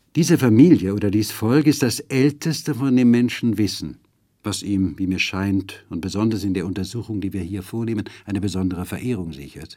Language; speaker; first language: German; native; German